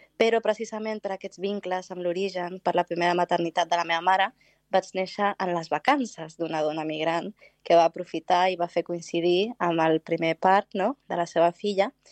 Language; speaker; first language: Catalan; early bilingual, other home language; Arabic